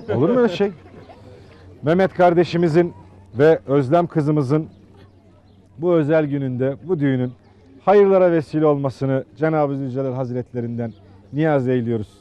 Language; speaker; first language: Turkish; native; Turkish